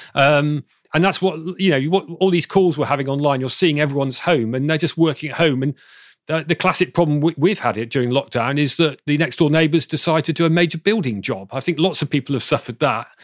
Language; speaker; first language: English; native; English